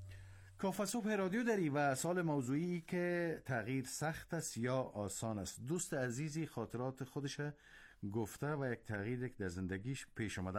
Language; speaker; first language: Persian; native; Persian